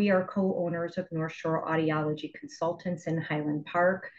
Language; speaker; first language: English; native; English